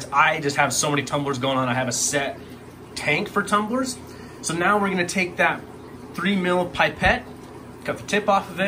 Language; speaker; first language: English; native; English